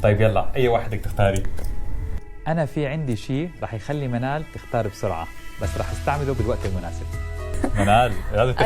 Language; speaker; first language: Arabic; native; Arabic